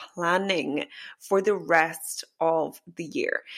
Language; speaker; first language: English; native; English